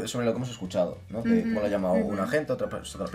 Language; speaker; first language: Spanish; native; Spanish